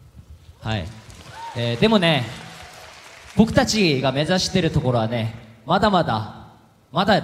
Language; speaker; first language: Japanese; non-native, fluent; Korean